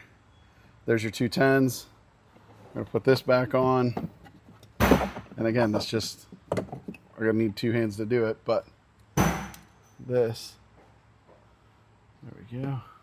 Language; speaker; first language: English; native; English